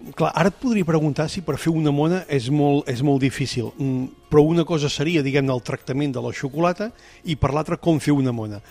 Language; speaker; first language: Catalan; native; Catalan